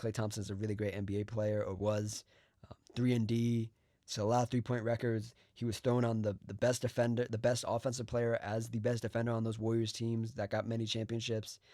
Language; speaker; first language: English; native; English